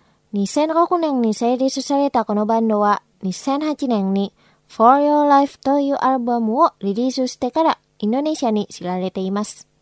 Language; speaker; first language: Japanese; non-native, fluent; Indonesian